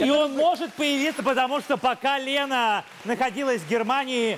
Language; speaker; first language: Russian; native; Russian